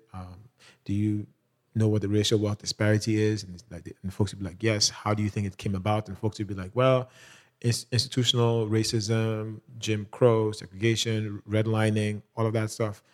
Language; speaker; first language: English; non-native, local second language; Yoruba